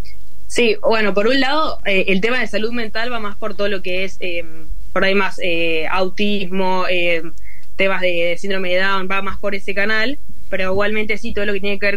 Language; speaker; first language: Spanish; native; Spanish